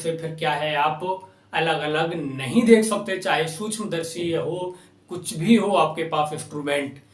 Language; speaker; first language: Hindi; native; Hindi